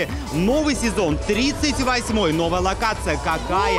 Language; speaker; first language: Russian; native; Russian